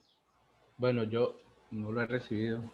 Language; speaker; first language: Spanish; native; Spanish